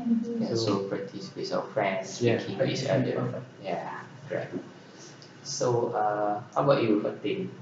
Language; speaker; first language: English; non-native, local second language; Malay